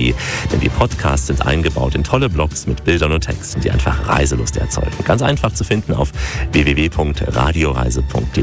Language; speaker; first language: German; native; German